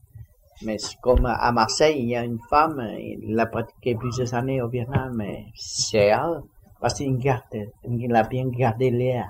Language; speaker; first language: French; non-native, learner; Vietnamese